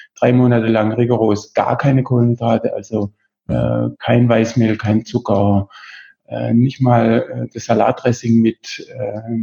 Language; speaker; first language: German; native; German